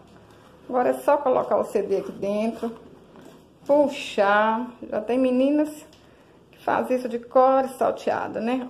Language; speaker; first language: Portuguese; native; Portuguese